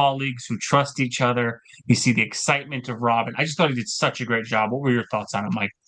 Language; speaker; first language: English; native; English